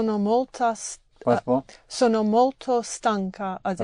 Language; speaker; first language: Italian; non-native, learner; English